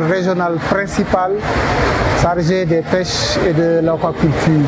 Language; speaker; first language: French; non-native, local second language; Wolof